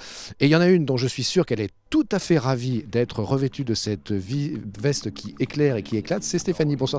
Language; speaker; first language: French; native; French